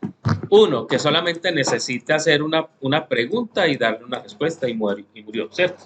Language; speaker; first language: Spanish; native; Spanish